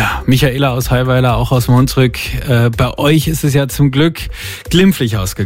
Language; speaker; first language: German; native; German